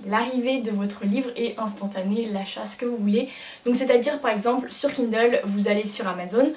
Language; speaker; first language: French; native; French